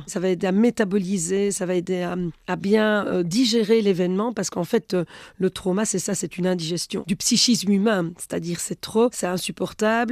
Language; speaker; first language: French; native; French